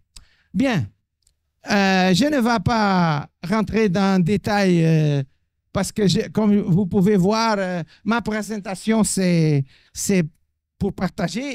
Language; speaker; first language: French; non-native, fluent; Portuguese